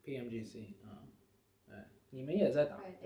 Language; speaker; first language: Chinese; early bilingual, heritage; Chinese